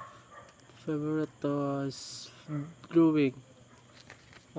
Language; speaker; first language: English; non-native, learner; Filipino